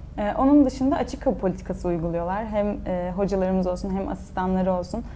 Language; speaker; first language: Turkish; native; Turkish